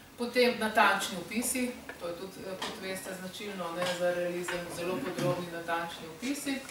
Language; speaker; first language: Slovenian; native; Slovenian